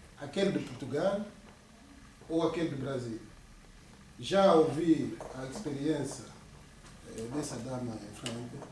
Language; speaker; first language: Portuguese; non-native, fluent; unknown